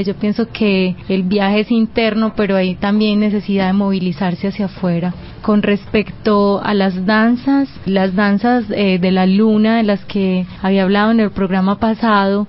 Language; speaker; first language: Spanish; native; Spanish